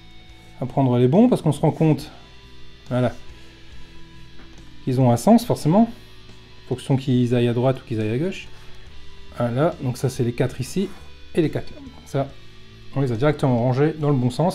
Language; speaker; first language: French; native; French